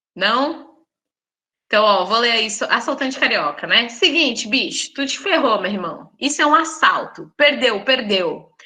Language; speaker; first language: Portuguese; native; Portuguese